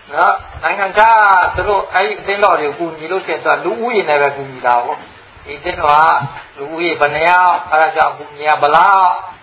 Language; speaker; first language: Burmese; non-native, local second language; Hakha Chin